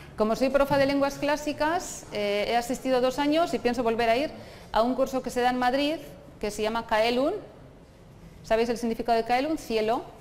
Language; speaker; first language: Spanish; non-native, local second language; Basque